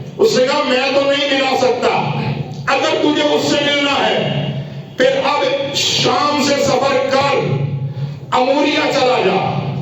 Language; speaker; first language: Urdu; non-native, local second language; Punjabi